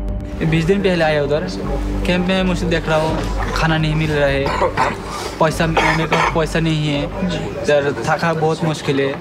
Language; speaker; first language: Hindi; non-native, local second language; Bangla